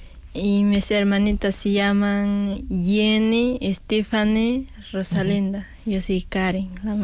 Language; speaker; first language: Spanish; non-native, local second language; Quechua